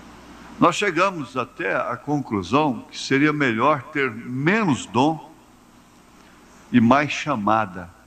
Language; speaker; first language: Portuguese; native; Portuguese